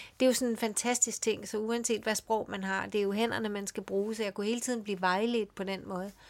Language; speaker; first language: Danish; early bilingual, other home language; Swedish